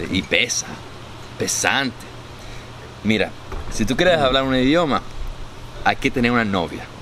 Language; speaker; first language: Spanish; early bilingual, heritage; Spanish